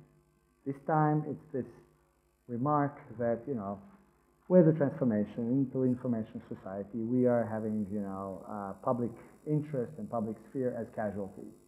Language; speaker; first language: English; non-native, fluent; Slovenian